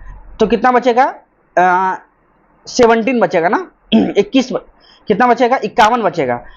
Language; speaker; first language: Hindi; native; Hindi